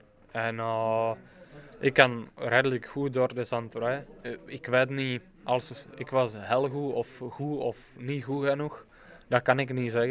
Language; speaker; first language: Dutch; non-native, fluent; Czech